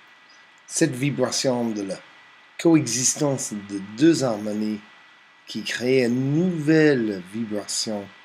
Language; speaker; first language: French; non-native, fluent; English